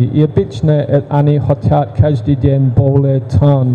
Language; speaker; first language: Russian; non-native, learner; English